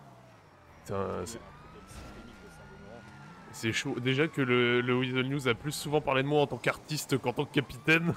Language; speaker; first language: French; native; French